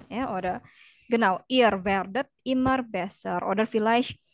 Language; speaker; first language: German; non-native, fluent; Indonesian